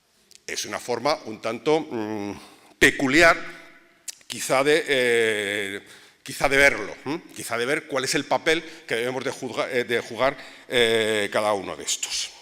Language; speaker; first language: Spanish; native; Spanish